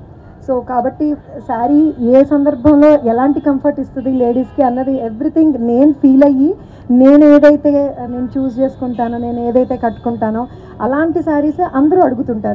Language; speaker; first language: Telugu; native; Telugu